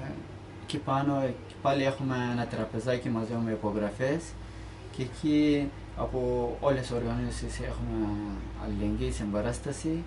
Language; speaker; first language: Greek; non-native, learner; Turkish